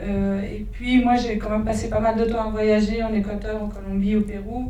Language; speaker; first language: French; native; French